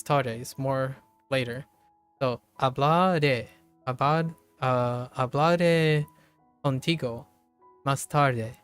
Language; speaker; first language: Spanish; non-native, learner; English